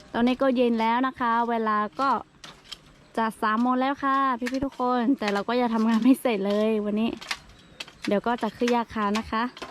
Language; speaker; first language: Thai; non-native, local second language; Lahu